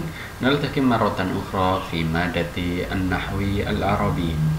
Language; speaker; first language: Arabic; non-native, fluent; Indonesian